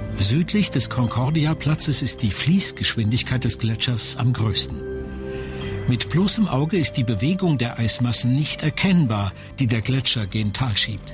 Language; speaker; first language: German; native; German